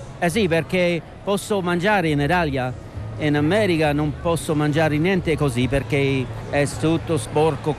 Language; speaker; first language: Italian; non-native, learner; English